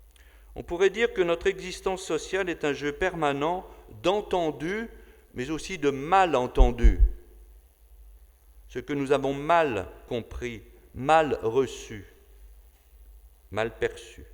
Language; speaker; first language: French; native; French